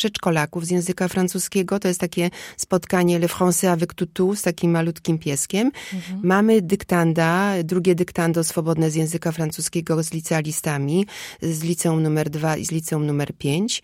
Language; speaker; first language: Polish; native; Polish